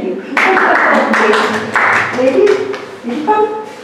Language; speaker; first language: English; non-native, fluent; Hungarian